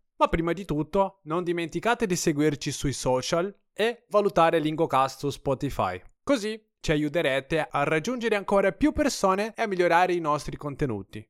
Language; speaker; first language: Italian; non-native, fluent; Portuguese